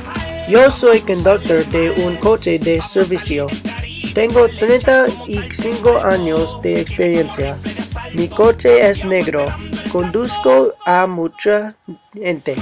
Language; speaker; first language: Spanish; non-native, learner; English